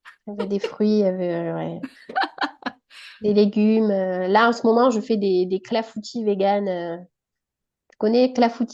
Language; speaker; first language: French; native; French